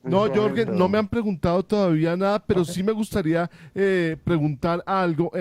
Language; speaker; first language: Spanish; native; Spanish